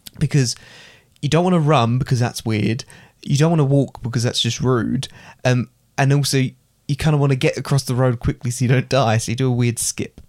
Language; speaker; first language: English; native; English